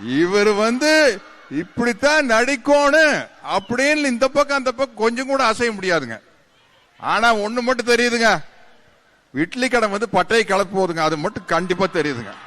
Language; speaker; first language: Tamil; native; Tamil